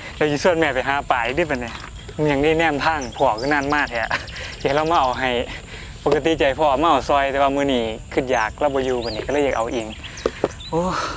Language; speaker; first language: Thai; native; Thai